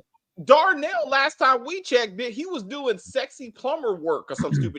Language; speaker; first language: English; native; English